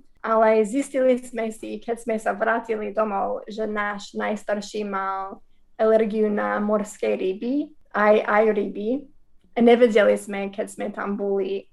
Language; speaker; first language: Slovak; non-native, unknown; English